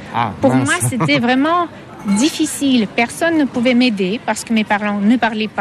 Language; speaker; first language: French; non-native, fluent; Russian